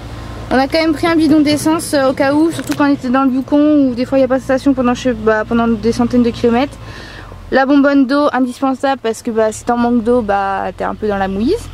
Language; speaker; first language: French; native; French